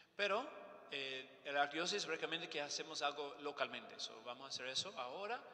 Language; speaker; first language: Spanish; non-native, fluent; English